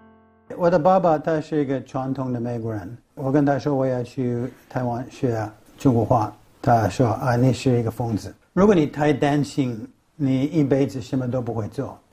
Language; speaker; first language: Chinese; non-native, fluent; English